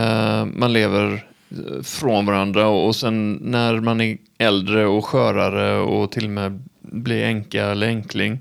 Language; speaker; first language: Swedish; native; Swedish